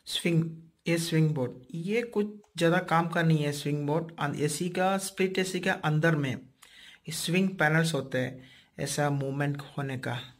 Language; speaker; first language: Hindi; non-native, local second language; Malayalam